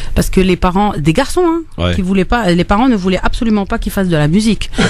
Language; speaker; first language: French; non-native, local second language; Arabic